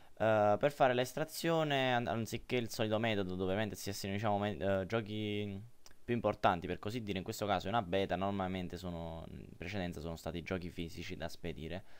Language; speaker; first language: Italian; native; Italian